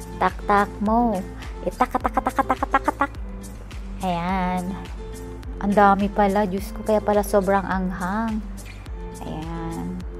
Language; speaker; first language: Filipino; non-native, local second language; Bikol